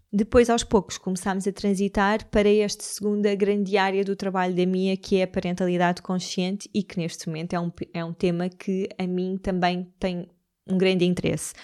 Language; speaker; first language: Portuguese; native; Portuguese